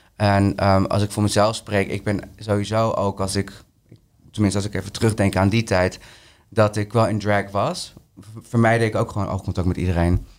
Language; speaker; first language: Dutch; early bilingual, other home language; Spanish